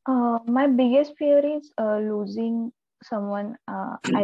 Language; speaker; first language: English; non-native, local second language; Marathi